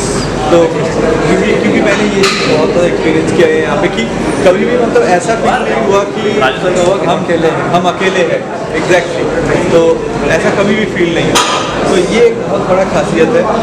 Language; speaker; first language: Hindi; native; Hindi